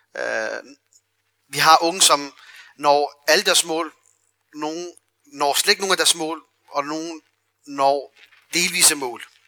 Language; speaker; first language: Danish; early bilingual, other home language; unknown